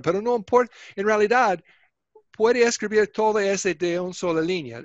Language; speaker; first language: Spanish; non-native, fluent; English